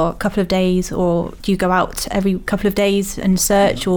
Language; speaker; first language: English; native; English